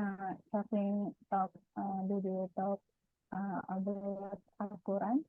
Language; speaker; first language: English; non-native, learner; Indonesian